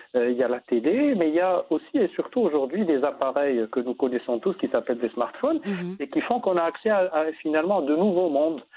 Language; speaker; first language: French; non-native, local second language; Arabic